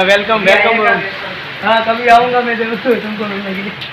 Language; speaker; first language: Hindi; non-native, local second language; Gujarati